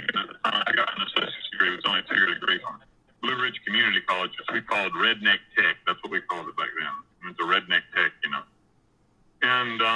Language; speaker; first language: English; native; English